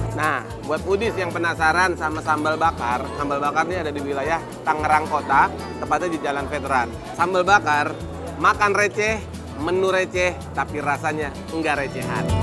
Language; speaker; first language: Indonesian; native; Indonesian